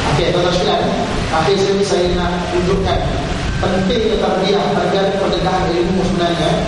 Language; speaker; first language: Malay; native; Malay